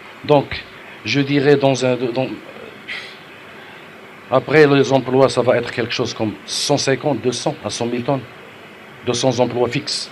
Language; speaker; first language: French; non-native, local second language; Arabic